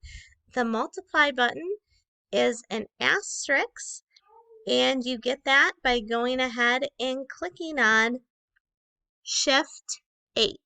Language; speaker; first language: English; native; English